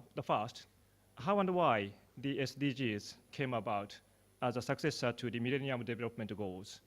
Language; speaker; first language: English; non-native, fluent; Japanese